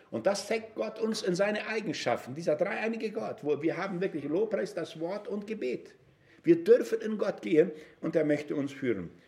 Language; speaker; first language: German; non-native, fluent; Portuguese